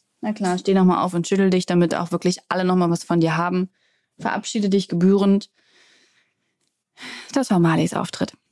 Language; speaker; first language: German; native; German